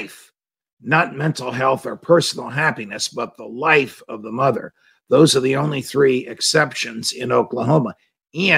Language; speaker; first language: English; native; English